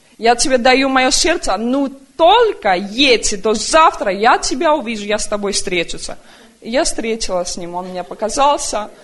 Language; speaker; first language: Russian; early bilingual, heritage; Russian